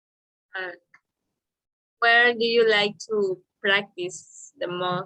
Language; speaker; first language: English; non-native, learner; Spanish